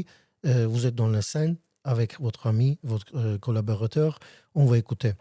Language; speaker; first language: French; non-native, learner; Armenian